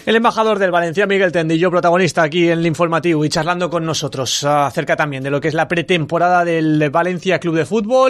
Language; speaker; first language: Spanish; native; Spanish